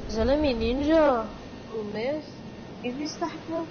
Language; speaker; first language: Arabic; native; Arabic